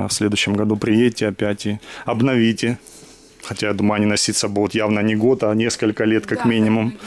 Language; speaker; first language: Russian; native; Russian